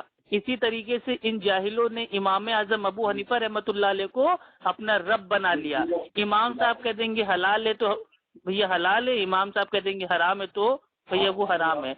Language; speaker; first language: Hindi; native; Hindi